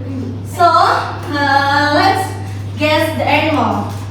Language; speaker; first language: English; non-native, learner; Indonesian